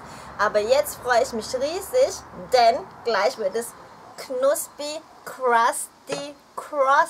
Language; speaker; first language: German; early bilingual, other home language; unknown